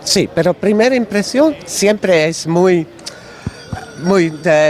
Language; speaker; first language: Spanish; non-native, learner; Dutch